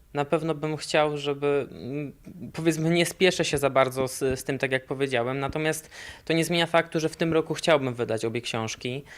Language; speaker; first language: Polish; native; Polish